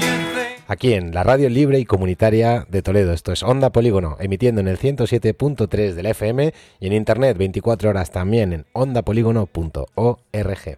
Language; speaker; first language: Spanish; native; Spanish